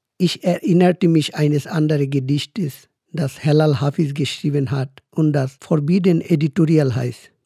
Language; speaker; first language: German; non-native, fluent; Bangla